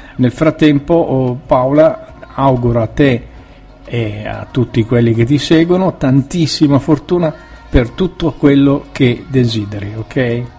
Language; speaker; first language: Italian; native; Italian